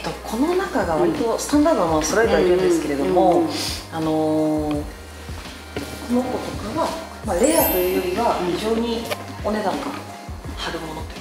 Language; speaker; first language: Japanese; native; Japanese